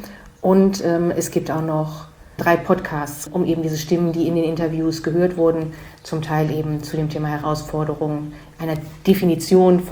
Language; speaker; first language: German; native; German